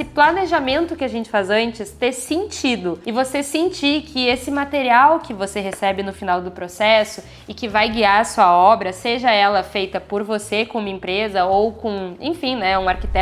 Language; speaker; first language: Portuguese; native; Portuguese